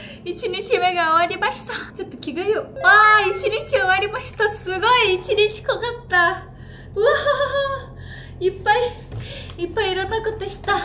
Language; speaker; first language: Japanese; native; Japanese